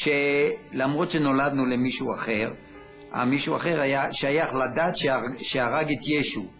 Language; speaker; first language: Hebrew; early bilingual, other home language; French